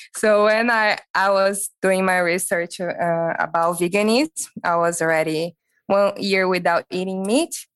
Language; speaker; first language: English; non-native, fluent; Portuguese